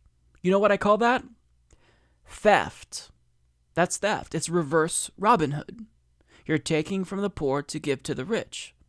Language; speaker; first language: English; native; English